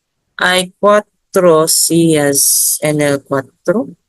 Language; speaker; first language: Spanish; non-native, learner; Filipino